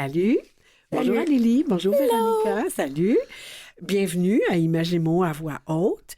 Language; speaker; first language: French; native; French